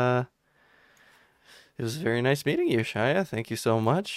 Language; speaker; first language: English; non-native, fluent; Romanian